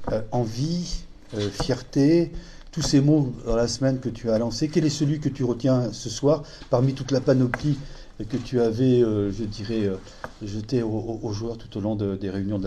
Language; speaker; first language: French; native; French